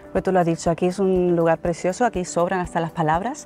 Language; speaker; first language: Spanish; native; Spanish